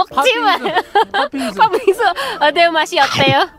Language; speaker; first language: Korean; non-native, learner; Filipino